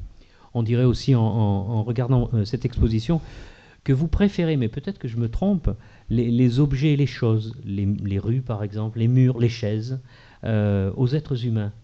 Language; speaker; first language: French; native; French